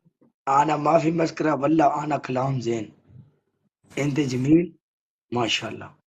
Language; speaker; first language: Arabic; non-native, learner; Punjabi